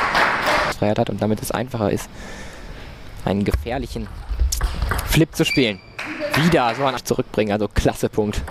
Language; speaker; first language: German; native; German